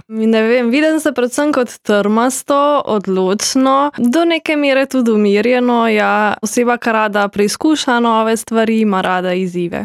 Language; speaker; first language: Slovenian; native; Slovenian